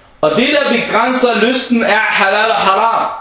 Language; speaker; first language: Danish; non-native, fluent; Arabic